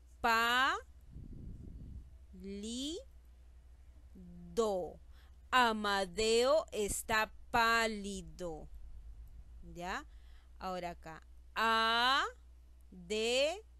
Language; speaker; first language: Spanish; native; Spanish